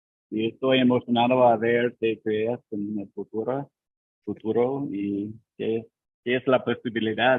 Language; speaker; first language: Spanish; non-native, learner; English